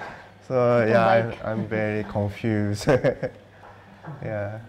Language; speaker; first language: English; non-native, learner; Japanese